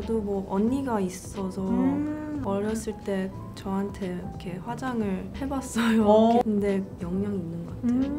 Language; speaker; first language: Korean; early bilingual, heritage; Korean